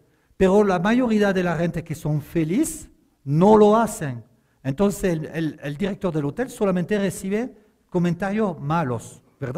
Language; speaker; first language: Spanish; non-native, fluent; French